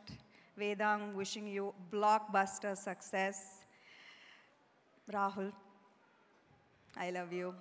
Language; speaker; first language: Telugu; non-native, local second language; Tamil